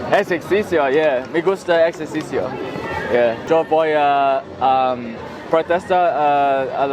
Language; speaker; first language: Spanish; non-native, learner; English